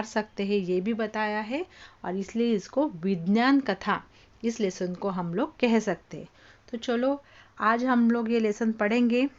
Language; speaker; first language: Hindi; non-native, local second language; Marathi